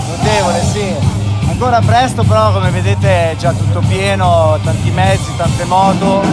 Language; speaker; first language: Italian; native; Italian